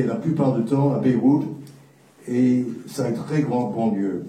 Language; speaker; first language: French; non-native, fluent; English